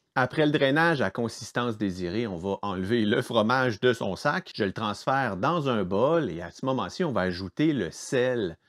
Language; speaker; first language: French; native; French